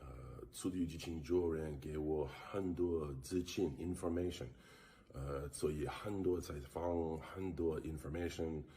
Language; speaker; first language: Chinese; non-native, learner; English